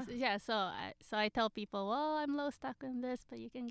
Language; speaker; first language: English; non-native, local second language; Filipino